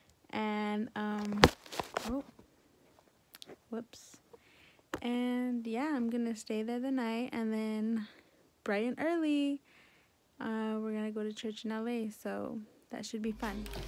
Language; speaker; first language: English; early bilingual, other home language; Spanish